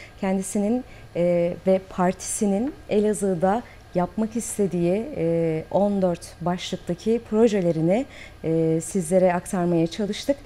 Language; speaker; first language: Turkish; native; Turkish